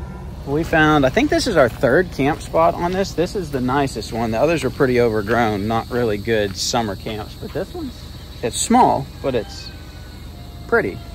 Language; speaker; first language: English; native; English